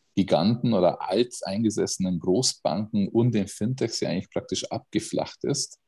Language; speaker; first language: German; non-native, fluent; Hungarian